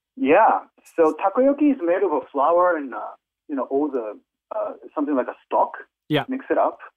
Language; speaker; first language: English; non-native, fluent; Japanese